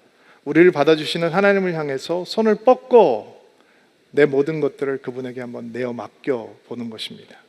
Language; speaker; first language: Korean; native; Korean